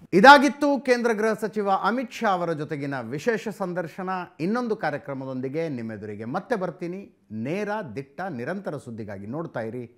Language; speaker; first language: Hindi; non-native, local second language; Kannada